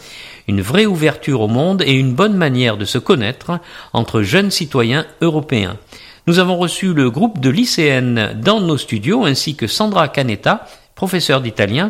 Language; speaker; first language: French; native; French